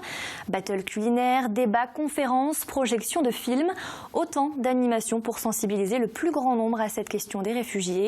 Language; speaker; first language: French; native; French